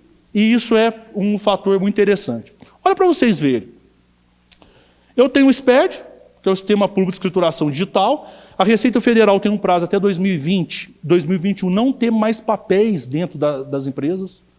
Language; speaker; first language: Portuguese; native; Portuguese